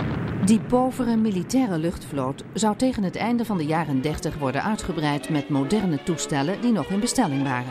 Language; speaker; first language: Dutch; native; Dutch